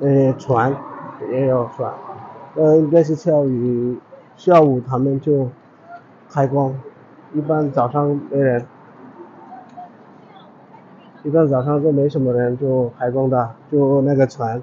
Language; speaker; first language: Chinese; non-native, fluent; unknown